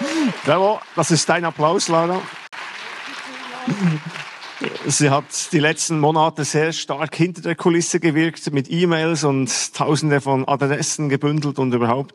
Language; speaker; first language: German; native; German